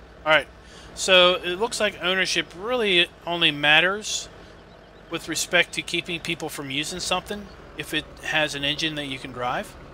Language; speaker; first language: English; native; English